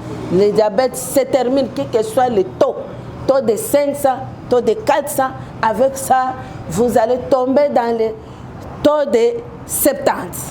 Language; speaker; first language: French; non-native, local second language; Lingala